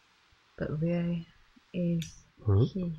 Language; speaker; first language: English; non-native, learner; Japanese